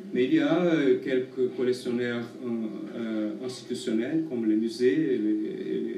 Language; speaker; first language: French; non-native, fluent; Portuguese